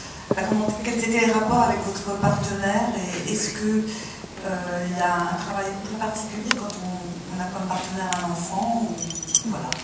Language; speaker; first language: French; native; French